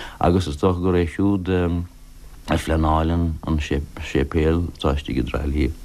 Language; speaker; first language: Irish; non-native, local second language; English